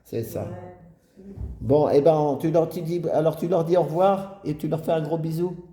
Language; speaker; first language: French; native; French